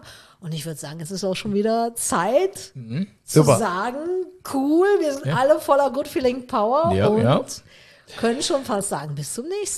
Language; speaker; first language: German; native; German